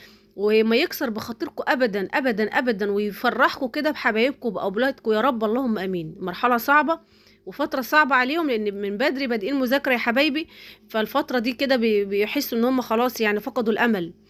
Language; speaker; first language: Arabic; native; Arabic